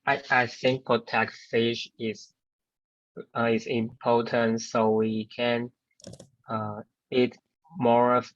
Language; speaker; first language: English; non-native, learner; Chinese